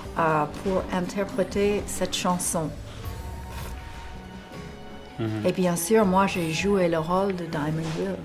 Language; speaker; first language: French; non-native, fluent; English